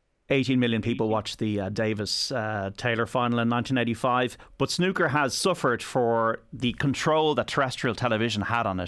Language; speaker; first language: English; native; English